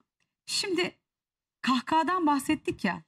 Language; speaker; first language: Turkish; native; Turkish